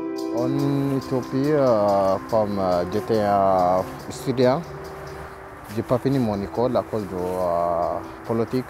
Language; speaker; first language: French; non-native, learner; Oromo